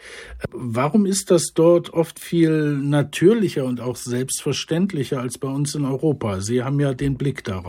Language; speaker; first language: German; native; German